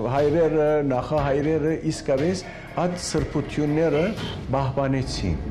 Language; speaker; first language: Armenian; native; Armenian